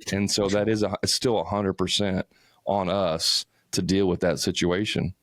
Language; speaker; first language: English; native; English